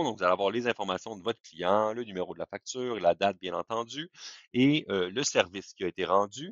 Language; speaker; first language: French; native; French